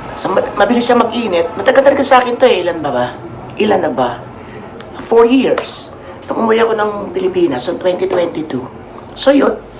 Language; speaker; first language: Filipino; native; Filipino